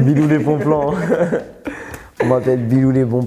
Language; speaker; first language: French; native; French